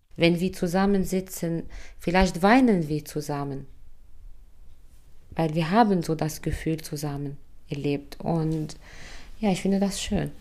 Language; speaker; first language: German; non-native, fluent; Arabic